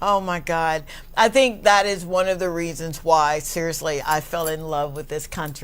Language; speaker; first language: English; native; English